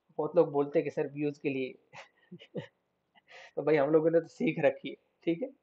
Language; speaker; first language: Hindi; native; Hindi